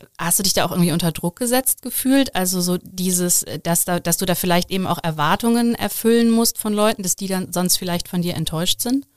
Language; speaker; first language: German; native; German